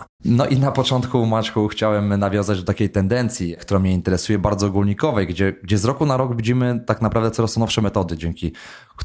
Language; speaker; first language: Polish; native; Polish